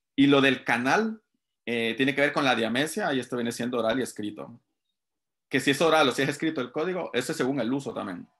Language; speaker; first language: Spanish; native; Spanish